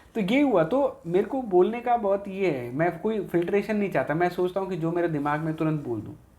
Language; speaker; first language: Hindi; non-native, local second language; Haryanvi